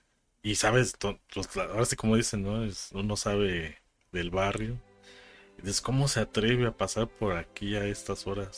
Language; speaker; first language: Spanish; native; Spanish